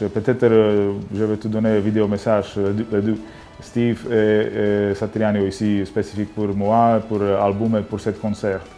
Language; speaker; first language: French; non-native, learner; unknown